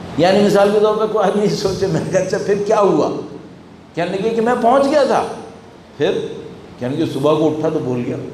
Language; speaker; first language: Urdu; early bilingual, heritage; Urdu